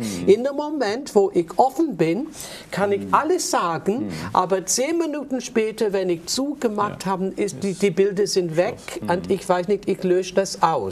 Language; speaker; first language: German; non-native, fluent; English